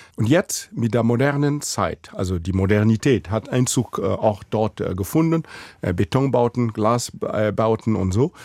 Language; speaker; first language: German; non-native, fluent; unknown